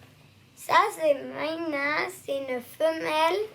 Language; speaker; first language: French; early bilingual, heritage; French